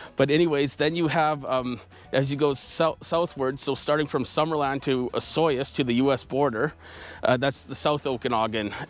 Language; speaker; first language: English; native; English